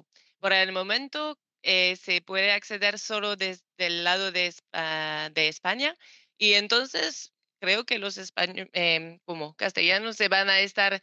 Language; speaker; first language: Spanish; non-native, learner; French